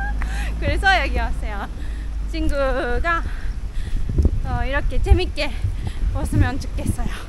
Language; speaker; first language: Korean; non-native, learner; Japanese